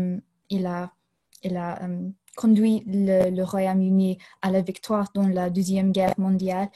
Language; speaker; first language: French; non-native, fluent; English